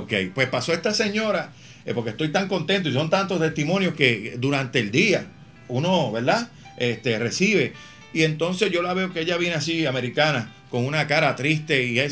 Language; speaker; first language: Spanish; native; Spanish